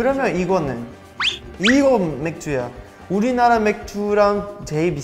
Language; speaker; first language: Korean; non-native, learner; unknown